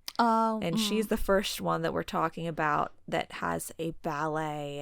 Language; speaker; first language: English; native; English